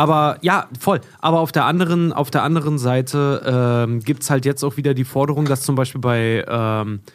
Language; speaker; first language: German; native; German